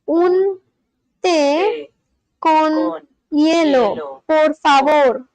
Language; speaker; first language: Spanish; non-native, learner; English